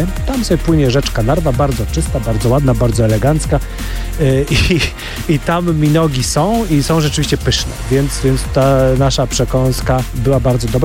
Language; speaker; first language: Polish; native; Polish